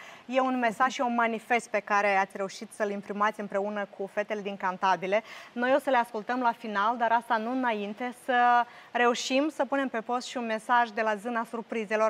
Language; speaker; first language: Romanian; native; Romanian